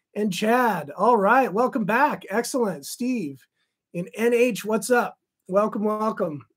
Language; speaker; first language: English; native; English